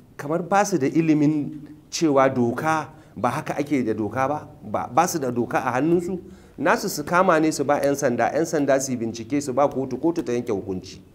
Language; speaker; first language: Hausa; native; Hausa